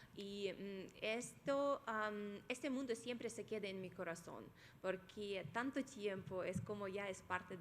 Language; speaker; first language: Spanish; non-native, fluent; Russian